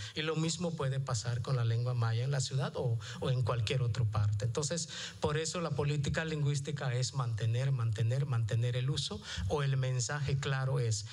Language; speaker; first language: Spanish; non-native, local second language; Yucateco